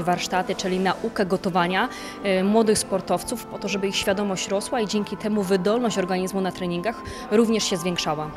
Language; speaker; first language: Polish; native; Polish